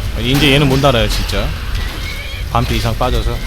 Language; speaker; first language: Korean; native; Korean